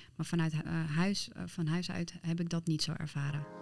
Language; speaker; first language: Dutch; early bilingual, other home language; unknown